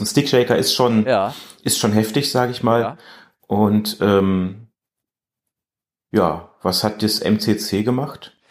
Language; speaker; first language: German; native; German